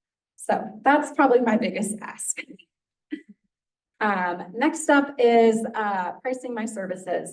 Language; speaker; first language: English; native; English